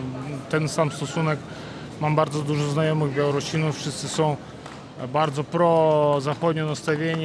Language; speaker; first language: Polish; non-native, fluent; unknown